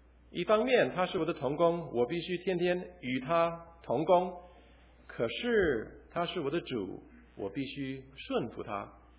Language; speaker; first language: Chinese; early bilingual, other home language; English